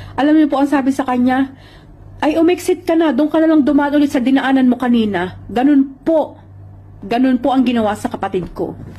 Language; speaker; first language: Filipino; native; Filipino